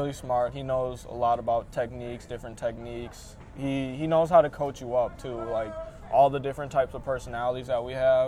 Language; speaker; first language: English; native; English